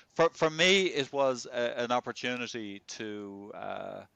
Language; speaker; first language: English; native; English